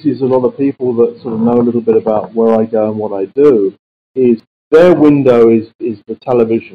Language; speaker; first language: English; native; English